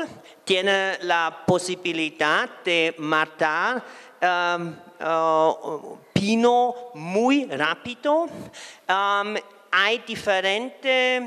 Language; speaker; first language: Spanish; non-native, fluent; German